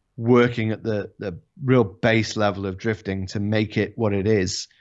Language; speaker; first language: English; native; English